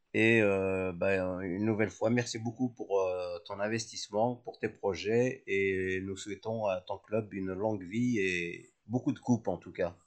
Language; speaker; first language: French; native; French